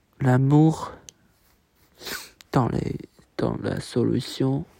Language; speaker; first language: French; non-native, learner; Chinese